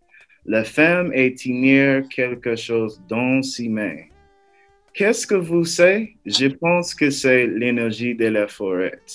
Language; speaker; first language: French; non-native, learner; English